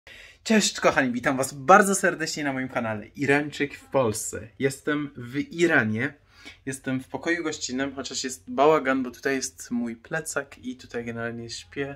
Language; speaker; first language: Polish; non-native, fluent; Persian